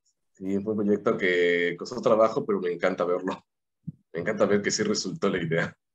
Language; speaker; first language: Spanish; native; Spanish